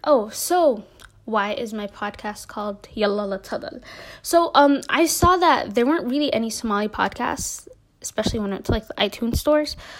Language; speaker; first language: English; native; English